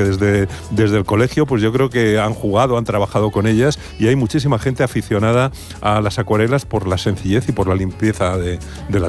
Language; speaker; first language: Spanish; native; Spanish